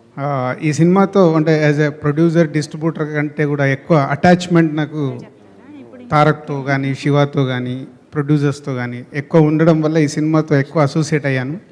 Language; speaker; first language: Telugu; native; Telugu